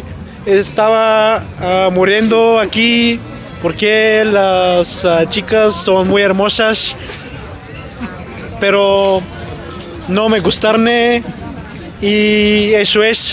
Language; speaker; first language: Spanish; non-native, learner; Bulgarian